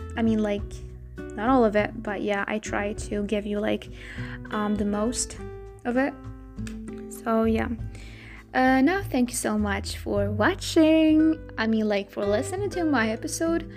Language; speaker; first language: English; non-native, fluent; Arabic